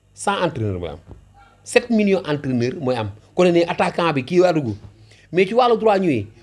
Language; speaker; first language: French; non-native, local second language; Wolof